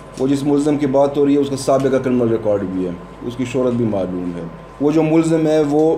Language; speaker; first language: Urdu; non-native, local second language; Pashto